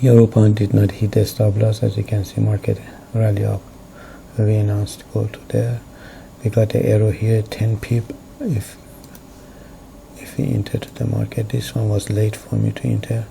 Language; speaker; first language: English; non-native, fluent; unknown